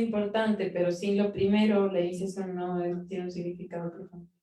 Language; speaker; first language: Spanish; native; Spanish